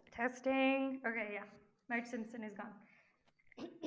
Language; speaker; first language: English; non-native, fluent; French